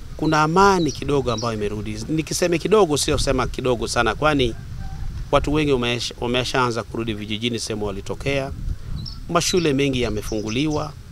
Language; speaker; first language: Swahili; non-native, local second language; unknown